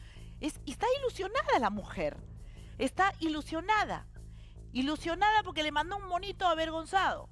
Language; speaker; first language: Spanish; native; Spanish